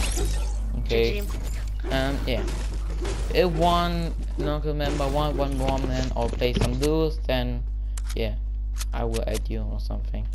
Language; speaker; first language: English; non-native, learner; German